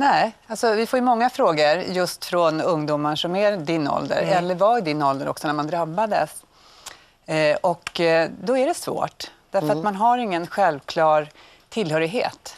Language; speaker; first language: Swedish; native; Swedish